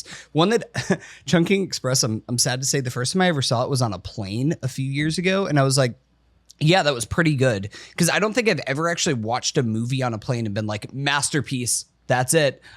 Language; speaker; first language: English; native; English